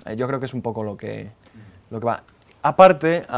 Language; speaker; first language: Spanish; native; Spanish